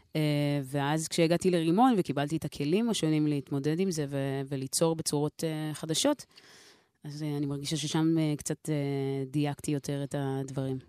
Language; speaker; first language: Hebrew; native; Hebrew